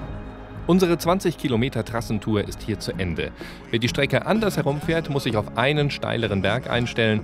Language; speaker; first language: German; native; German